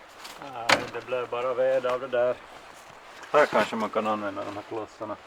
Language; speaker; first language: Swedish; native; Swedish